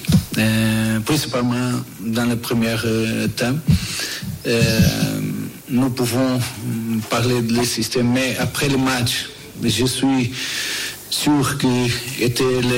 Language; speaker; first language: French; non-native, fluent; Portuguese